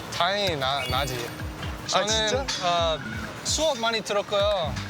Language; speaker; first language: Korean; non-native, fluent; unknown